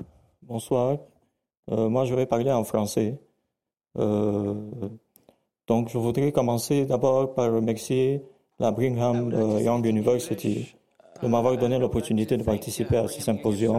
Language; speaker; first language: French; non-native, local second language; Arabic